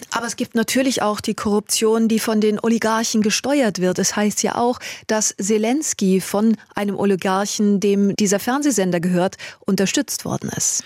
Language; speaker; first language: German; native; German